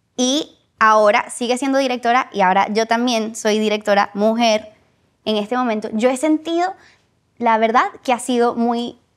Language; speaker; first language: Spanish; early bilingual, heritage; Spanish